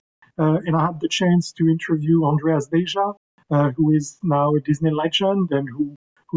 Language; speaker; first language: English; non-native, fluent; French